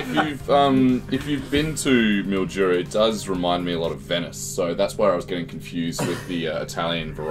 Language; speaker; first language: English; native; English